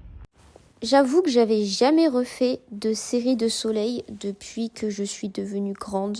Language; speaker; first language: French; native; French